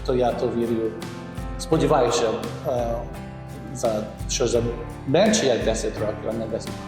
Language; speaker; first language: Ukrainian; early bilingual, heritage; Ukrainian